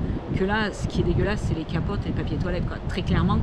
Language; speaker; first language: French; native; French